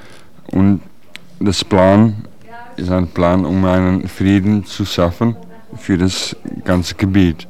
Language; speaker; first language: German; non-native, learner; Dutch